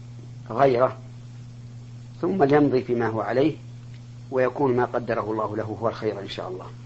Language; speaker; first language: Arabic; native; Arabic